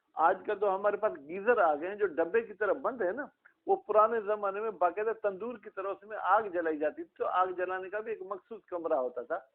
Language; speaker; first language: Urdu; non-native, local second language; Sindhi